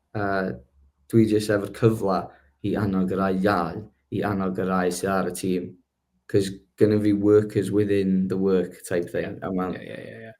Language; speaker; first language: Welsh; native; Welsh